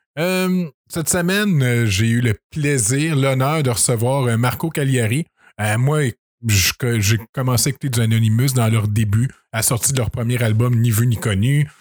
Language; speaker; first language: French; native; French